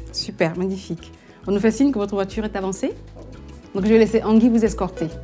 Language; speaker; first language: French; native; French